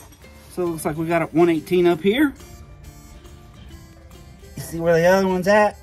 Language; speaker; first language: English; native; English